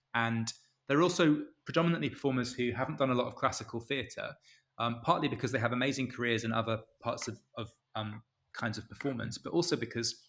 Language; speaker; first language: English; native; English